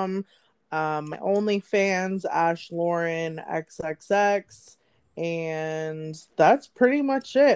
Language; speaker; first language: English; native; English